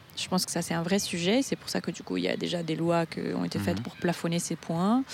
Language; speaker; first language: French; non-native, fluent; Portuguese